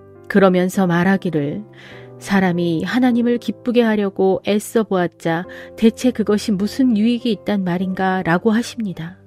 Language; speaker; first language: Korean; native; Korean